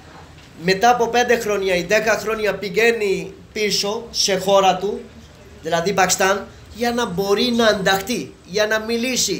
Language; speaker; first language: Greek; non-native, learner; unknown